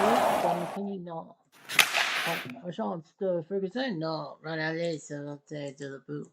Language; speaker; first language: French; non-native, learner; English